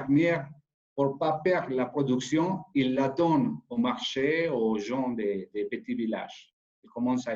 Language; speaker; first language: French; non-native, fluent; Spanish